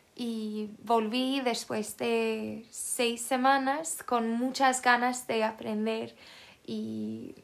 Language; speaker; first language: Spanish; non-native, fluent; Swedish